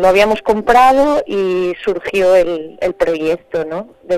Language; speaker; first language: Spanish; native; Spanish